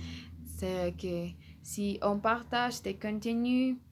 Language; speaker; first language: French; non-native, learner; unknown